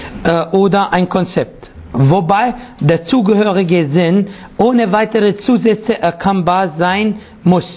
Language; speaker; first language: German; non-native, fluent; Arabic